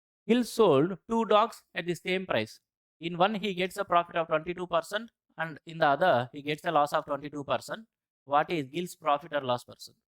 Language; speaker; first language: English; non-native, local second language; Telugu